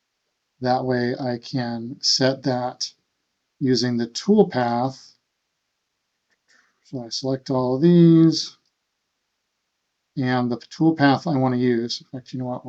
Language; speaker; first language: English; native; English